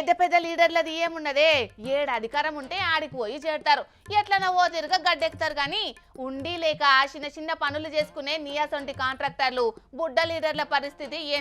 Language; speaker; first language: Telugu; native; Telugu